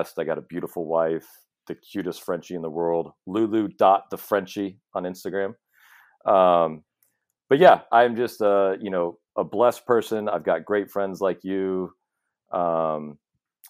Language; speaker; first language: English; native; English